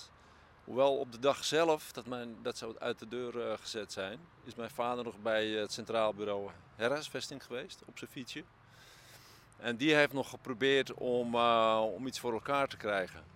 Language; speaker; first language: Dutch; native; Dutch